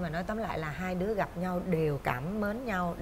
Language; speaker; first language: Vietnamese; native; Vietnamese